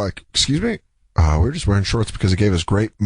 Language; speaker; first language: English; native; English